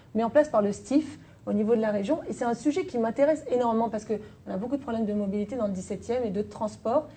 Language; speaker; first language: French; native; French